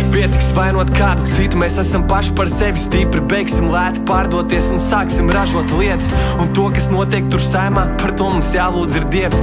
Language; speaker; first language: Latvian; native; Latvian